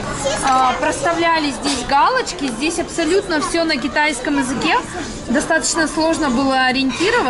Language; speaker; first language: Russian; native; Russian